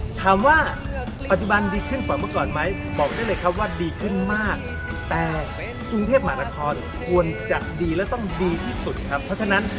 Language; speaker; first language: Thai; native; Thai